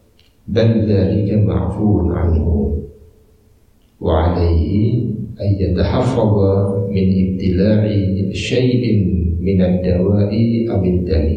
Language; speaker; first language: Arabic; non-native, fluent; Indonesian